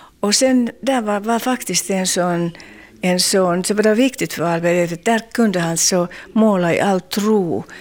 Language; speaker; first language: Swedish; non-native, local second language; Finnish